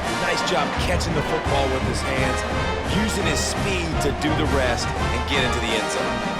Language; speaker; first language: English; native; English